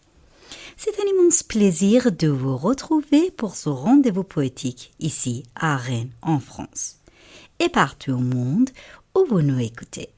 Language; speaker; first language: French; non-native, fluent; Persian